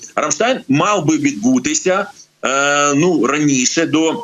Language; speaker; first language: Ukrainian; native; Ukrainian